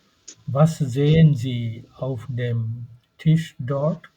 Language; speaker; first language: German; non-native, fluent; Bangla